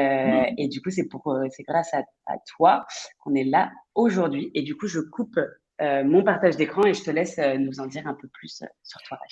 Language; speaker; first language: French; native; French